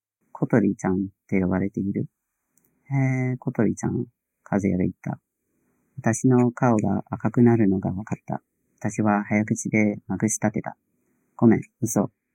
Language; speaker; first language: Japanese; non-native, fluent; English